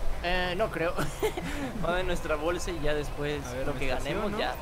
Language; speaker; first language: Spanish; native; Spanish